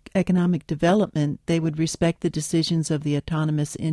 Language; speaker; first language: English; native; English